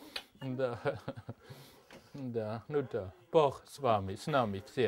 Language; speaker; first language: Russian; non-native, learner; German